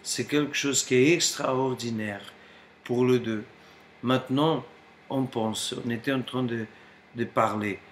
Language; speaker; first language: French; non-native, fluent; Portuguese